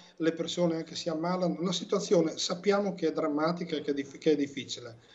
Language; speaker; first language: Italian; native; Italian